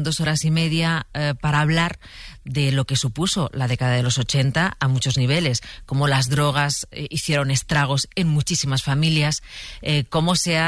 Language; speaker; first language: Spanish; native; Spanish